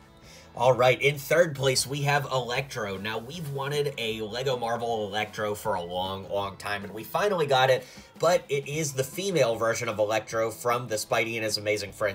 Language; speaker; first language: English; native; English